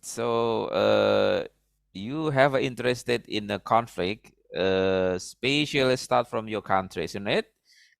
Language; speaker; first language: English; non-native, learner; Indonesian